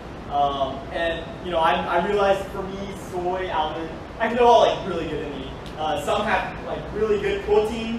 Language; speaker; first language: English; native; English